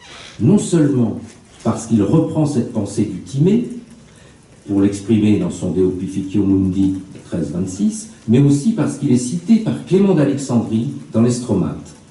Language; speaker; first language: French; native; French